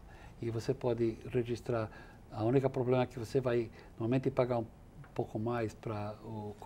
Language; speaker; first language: Portuguese; non-native, fluent; English